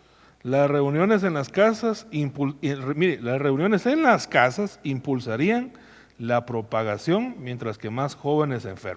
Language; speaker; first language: Spanish; native; Spanish